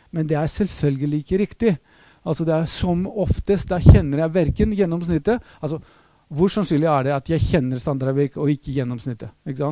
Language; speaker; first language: Norwegian; non-native, fluent; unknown